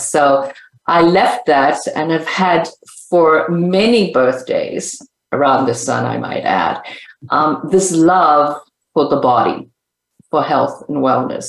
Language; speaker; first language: English; native; English